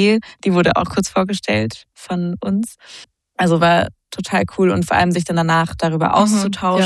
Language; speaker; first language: German; native; German